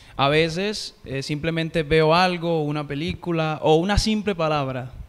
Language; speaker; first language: Spanish; native; Spanish